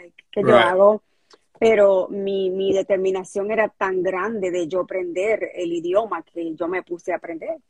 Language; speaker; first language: English; early bilingual, other home language; Spanish